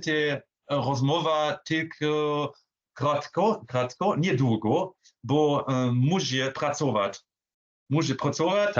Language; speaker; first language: Polish; non-native, learner; German